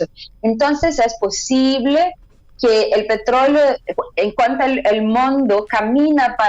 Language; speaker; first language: Spanish; non-native, fluent; Portuguese